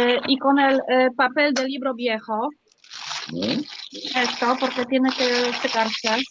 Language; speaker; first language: Spanish; non-native, learner; Polish